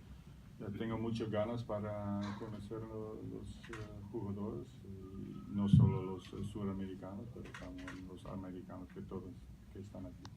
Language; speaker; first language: Spanish; non-native, learner; Dutch